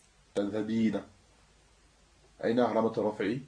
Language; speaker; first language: Arabic; non-native, fluent; French